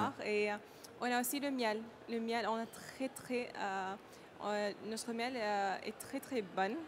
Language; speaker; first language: French; non-native, learner; Arabic